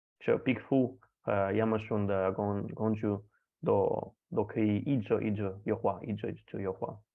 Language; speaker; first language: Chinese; non-native, fluent; Italian